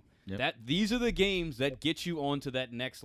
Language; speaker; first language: English; native; English